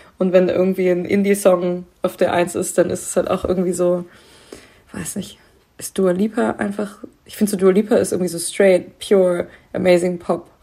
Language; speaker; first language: German; native; German